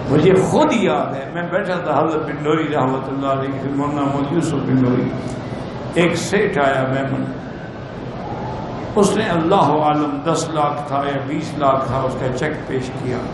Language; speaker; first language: Urdu; native; Urdu